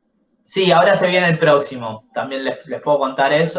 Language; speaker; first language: Spanish; native; Spanish